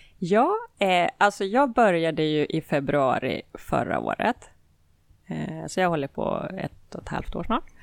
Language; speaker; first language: Swedish; native; Swedish